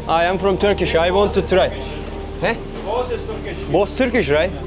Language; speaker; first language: English; non-native, learner; Turkish